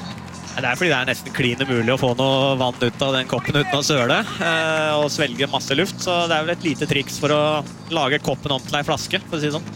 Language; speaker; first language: Norwegian; native; Norwegian